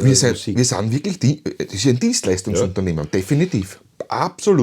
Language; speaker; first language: German; native; German